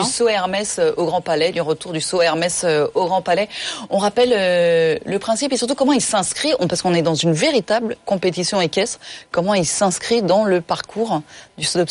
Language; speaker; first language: French; native; French